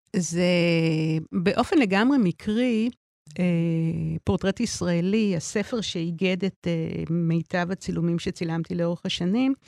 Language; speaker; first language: Hebrew; native; Hebrew